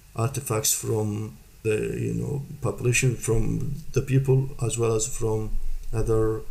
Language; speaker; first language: English; non-native, fluent; Arabic